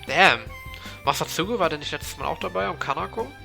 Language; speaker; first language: German; native; German